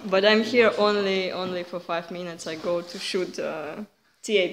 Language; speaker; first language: English; non-native, learner; Russian